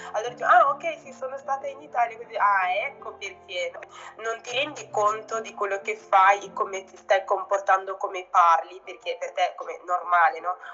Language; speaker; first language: Italian; non-native, fluent; Upper Guinea Crioulo